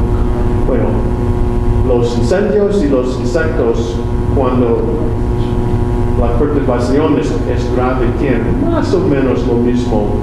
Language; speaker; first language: Spanish; non-native, learner; English